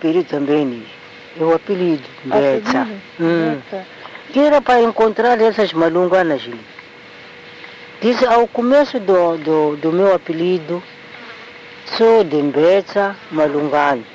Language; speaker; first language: Portuguese; non-native, local second language; Tsonga